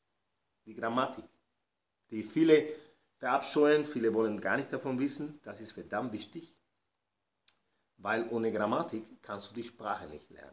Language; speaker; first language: German; non-native, fluent; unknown